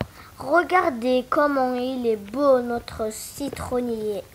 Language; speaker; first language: French; non-native, local second language; Arabic